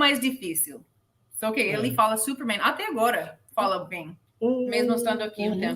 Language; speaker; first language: Portuguese; non-native, learner; English